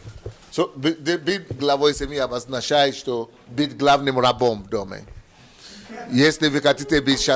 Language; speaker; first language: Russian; non-native, learner; Yoruba